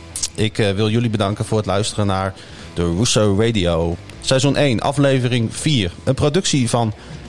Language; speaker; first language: Dutch; native; Dutch